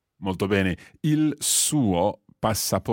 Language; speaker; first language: Italian; non-native, fluent; English